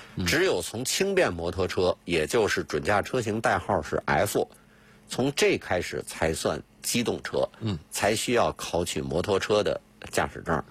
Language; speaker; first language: Chinese; native; Chinese